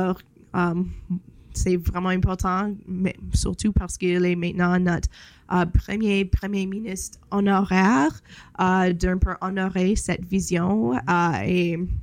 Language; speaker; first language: French; native; French